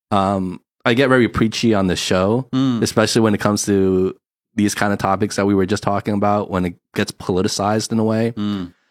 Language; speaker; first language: English; native; English